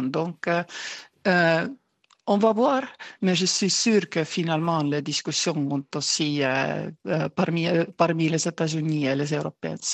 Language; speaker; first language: French; non-native, fluent; Estonian